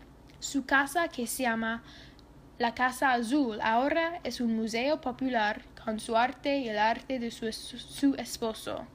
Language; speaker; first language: Spanish; non-native, learner; English